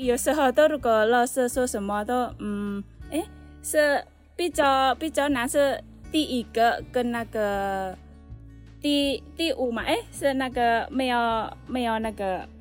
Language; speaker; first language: Chinese; non-native, learner; Indonesian